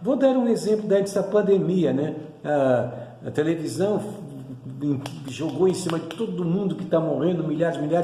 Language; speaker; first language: Portuguese; native; Portuguese